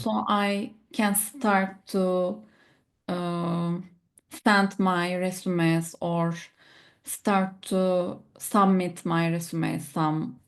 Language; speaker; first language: English; non-native, learner; Turkish